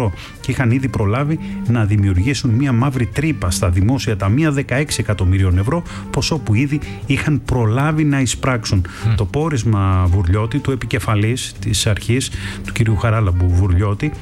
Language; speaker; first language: Greek; native; Greek